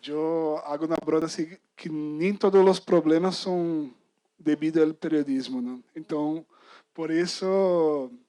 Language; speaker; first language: Spanish; non-native, fluent; Portuguese